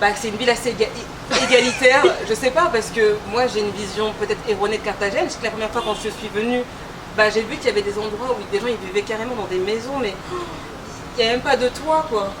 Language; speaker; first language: French; native; French